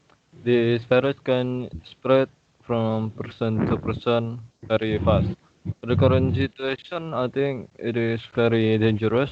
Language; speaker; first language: English; non-native, learner; Indonesian